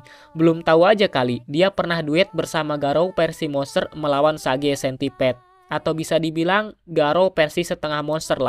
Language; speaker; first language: Indonesian; native; Indonesian